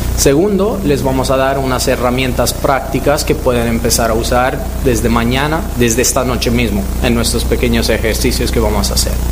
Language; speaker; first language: Spanish; non-native, fluent; Italian